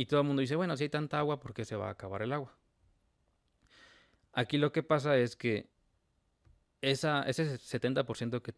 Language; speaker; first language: Spanish; native; Spanish